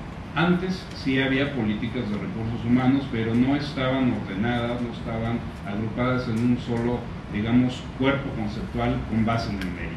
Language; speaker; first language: Spanish; native; Spanish